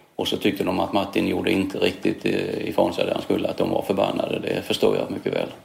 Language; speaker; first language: Swedish; native; Swedish